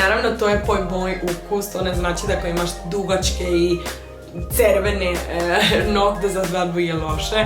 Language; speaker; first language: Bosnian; non-native, fluent; Spanish